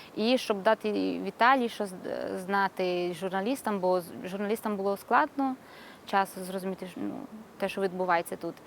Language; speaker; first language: Ukrainian; non-native, learner; Italian